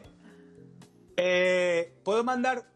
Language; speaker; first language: Spanish; native; Spanish